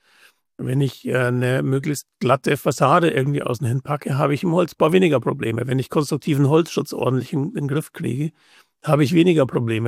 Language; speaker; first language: German; native; German